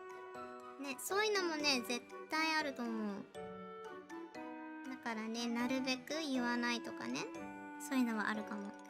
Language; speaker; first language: Japanese; native; Japanese